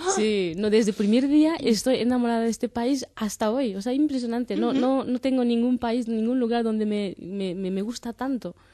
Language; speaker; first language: Spanish; non-native, fluent; Japanese